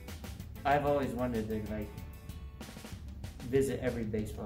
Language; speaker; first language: English; native; English